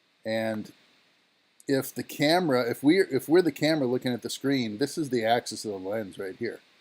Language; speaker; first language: English; native; English